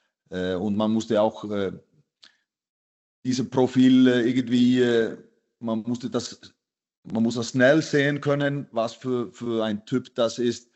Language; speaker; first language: German; non-native, fluent; Icelandic